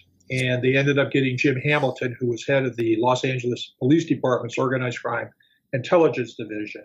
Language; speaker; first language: English; native; English